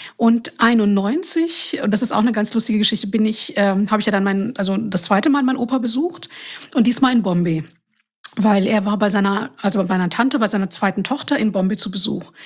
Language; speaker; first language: German; non-native, fluent; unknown